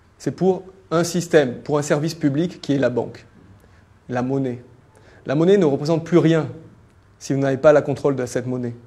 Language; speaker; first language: French; native; French